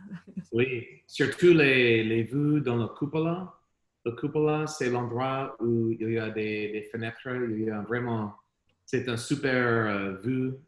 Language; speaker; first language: French; non-native, learner; English